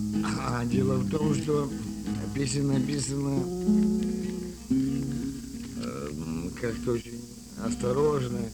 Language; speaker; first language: Russian; native; Russian